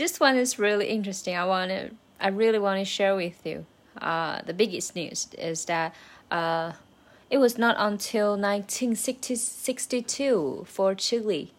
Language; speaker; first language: English; non-native, learner; Chinese